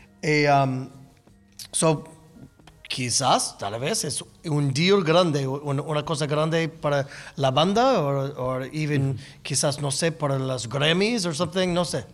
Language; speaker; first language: Spanish; non-native, learner; English